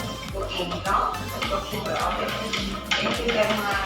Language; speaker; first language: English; non-native, learner; Indonesian